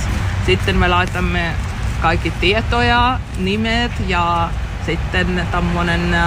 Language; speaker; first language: Finnish; non-native, learner; Russian